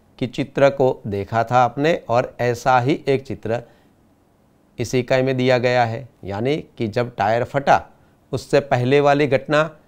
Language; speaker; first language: Hindi; non-native, local second language; Gujarati